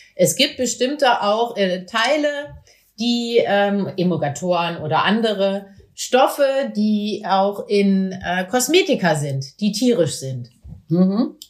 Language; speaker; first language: German; native; German